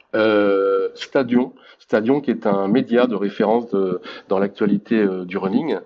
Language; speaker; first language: French; native; French